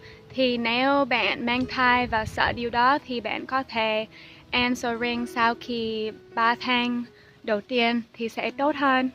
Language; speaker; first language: Vietnamese; non-native, fluent; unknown